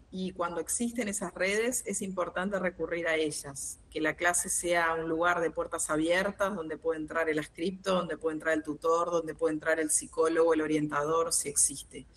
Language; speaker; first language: Spanish; native; Spanish